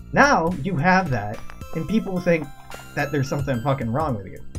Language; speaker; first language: English; native; English